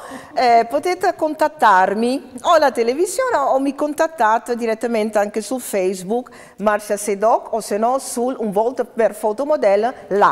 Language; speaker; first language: Italian; non-native, fluent; Dutch